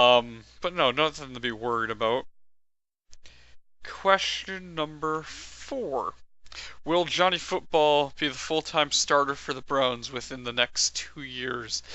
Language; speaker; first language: English; native; English